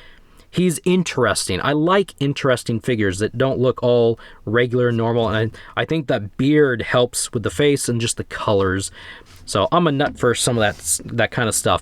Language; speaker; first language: English; native; English